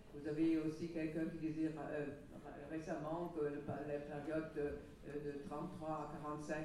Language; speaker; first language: French; non-native, fluent; German